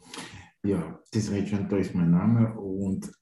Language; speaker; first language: German; non-native, learner; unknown